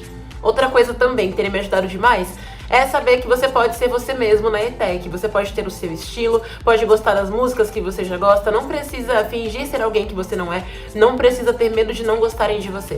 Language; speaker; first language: Portuguese; native; Portuguese